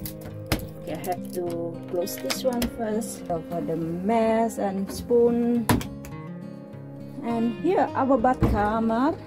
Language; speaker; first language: English; non-native, learner; Indonesian